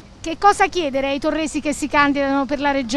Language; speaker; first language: Italian; native; Italian